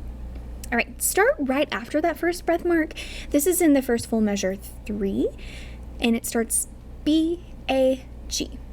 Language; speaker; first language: English; native; English